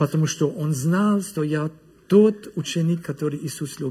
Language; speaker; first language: Russian; non-native, learner; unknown